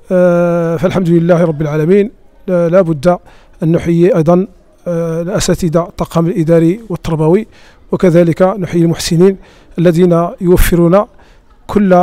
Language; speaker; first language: Arabic; native; Arabic